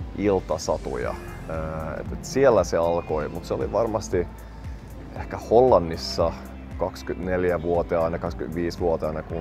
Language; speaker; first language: Finnish; non-native, local second language; Swedish